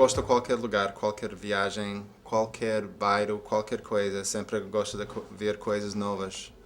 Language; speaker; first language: Portuguese; non-native, fluent; English